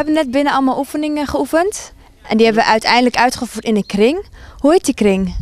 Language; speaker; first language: Dutch; native; Dutch